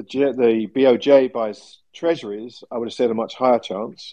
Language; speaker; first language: English; native; English